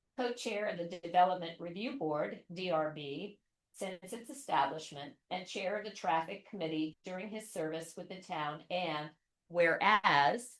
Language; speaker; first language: English; native; English